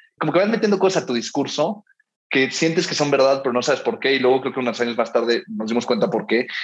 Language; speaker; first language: Spanish; early bilingual, heritage; Spanish